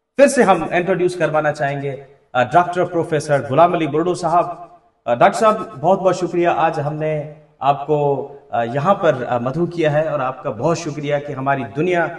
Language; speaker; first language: Urdu; non-native, local second language; Sindhi